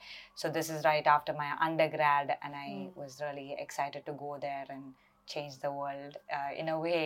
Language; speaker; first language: English; non-native, local second language; Malayalam